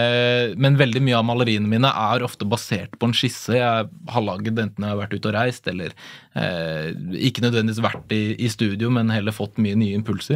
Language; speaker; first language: Norwegian; native; Norwegian